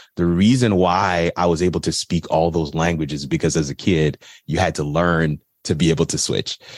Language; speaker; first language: English; native; English